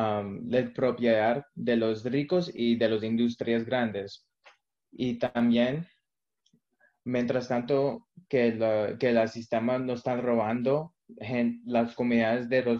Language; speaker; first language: Spanish; early bilingual, heritage; Spanish